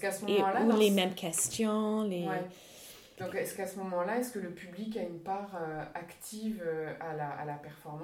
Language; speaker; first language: French; native; French